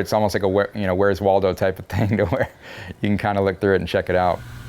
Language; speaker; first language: English; native; English